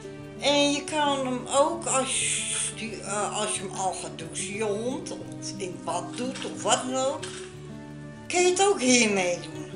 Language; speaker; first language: Dutch; native; Dutch